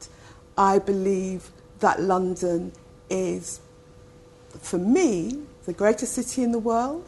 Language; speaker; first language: English; native; English